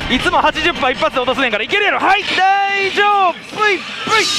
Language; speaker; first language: Japanese; native; Japanese